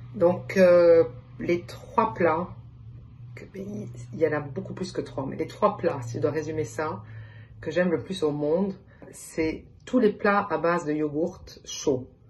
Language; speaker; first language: French; non-native, local second language; Arabic